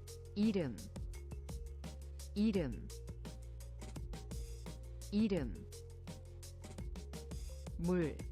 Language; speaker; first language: Korean; non-native, learner; English